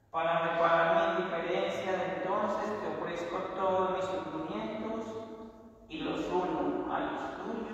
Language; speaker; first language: Spanish; native; Spanish